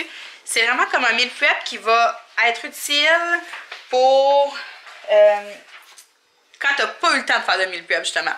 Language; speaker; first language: French; native; French